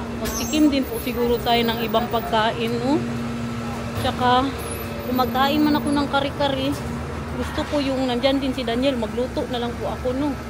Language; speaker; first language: Filipino; non-native, local second language; Cebuano